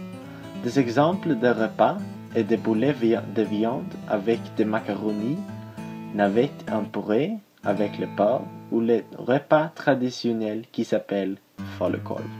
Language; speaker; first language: French; non-native, learner; Swedish